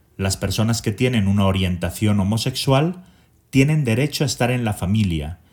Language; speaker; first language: Spanish; native; Spanish